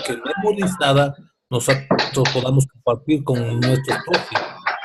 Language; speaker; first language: Spanish; native; Spanish